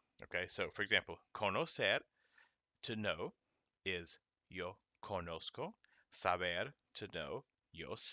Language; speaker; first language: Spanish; non-native, fluent; English